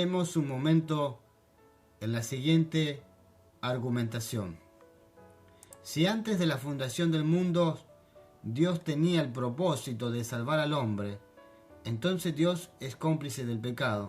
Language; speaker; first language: Spanish; non-native, fluent; French